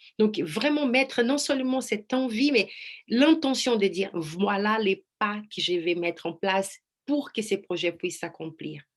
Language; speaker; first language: French; non-native, fluent; Portuguese